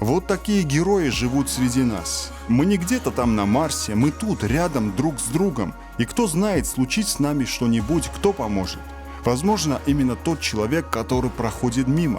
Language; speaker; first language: Russian; native; Russian